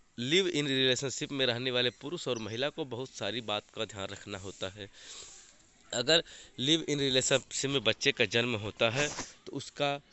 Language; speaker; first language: Hindi; native; Hindi